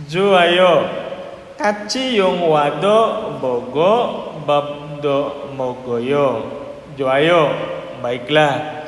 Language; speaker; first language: Korean; non-native, fluent; Indonesian